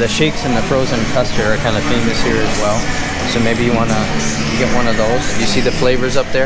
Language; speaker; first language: English; early bilingual, other home language; Korean